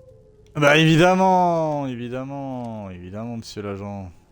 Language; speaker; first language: French; native; French